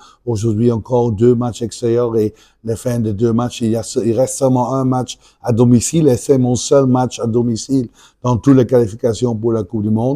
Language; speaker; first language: French; non-native, local second language; Dutch